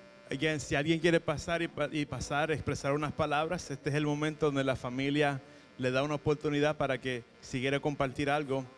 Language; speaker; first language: Spanish; early bilingual, heritage; Spanish